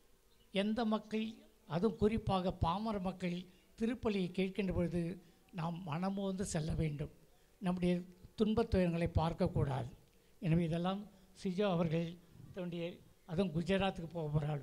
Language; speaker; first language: Tamil; native; Tamil